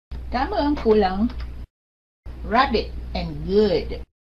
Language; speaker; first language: English; non-native, fluent; Vietnamese